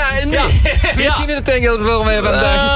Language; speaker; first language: Dutch; non-native, learner; French